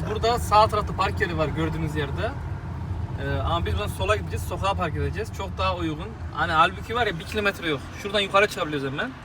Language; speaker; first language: Turkish; early bilingual, heritage; Turkish